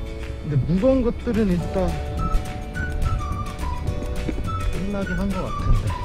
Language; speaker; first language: Korean; native; Korean